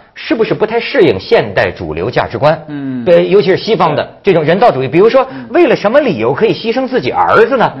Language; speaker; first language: Chinese; native; Chinese